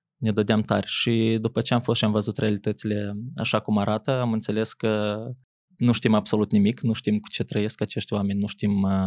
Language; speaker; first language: Romanian; native; Romanian